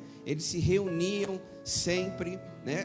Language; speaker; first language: Portuguese; native; Portuguese